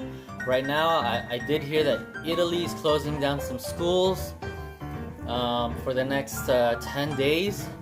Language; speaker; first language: English; native; English